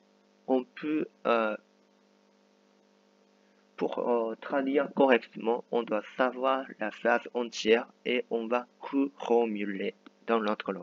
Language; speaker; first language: French; non-native, fluent; Japanese